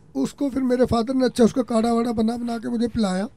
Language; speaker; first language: Hindi; native; Hindi